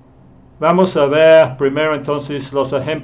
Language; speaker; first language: Spanish; non-native, fluent; English